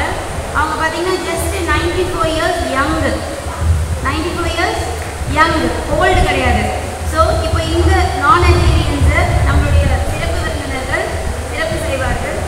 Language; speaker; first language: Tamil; native; Tamil